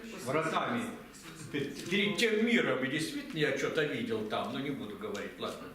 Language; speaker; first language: Russian; native; Russian